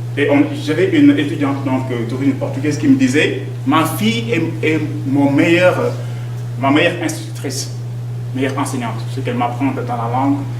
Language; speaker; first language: French; non-native, local second language; Wolof